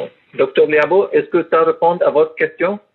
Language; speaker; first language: French; non-native, learner; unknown